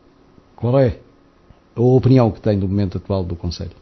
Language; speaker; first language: Portuguese; native; Portuguese